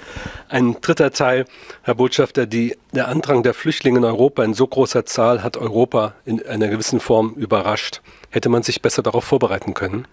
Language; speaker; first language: German; native; German